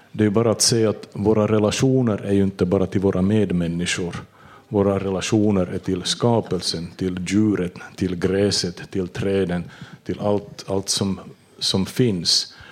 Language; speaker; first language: Swedish; native; Swedish